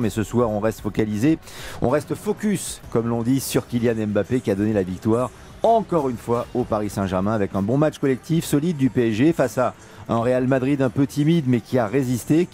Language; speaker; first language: French; native; French